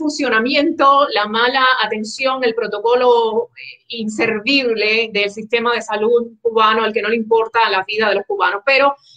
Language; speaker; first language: Spanish; native; Spanish